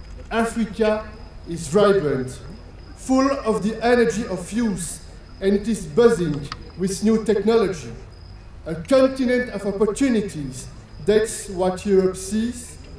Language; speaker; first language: English; non-native, fluent; French